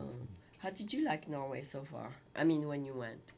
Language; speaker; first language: English; non-native, fluent; French